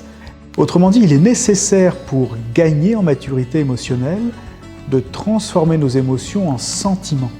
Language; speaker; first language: French; native; French